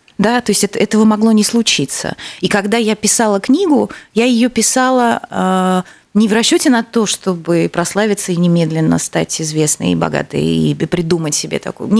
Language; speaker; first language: Russian; native; Russian